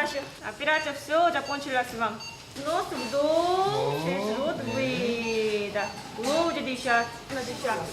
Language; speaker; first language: Russian; non-native, learner; Korean